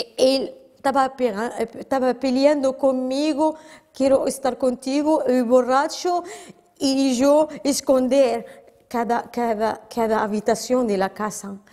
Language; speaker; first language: Spanish; non-native, fluent; Arabic